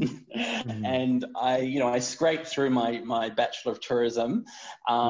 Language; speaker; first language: English; native; English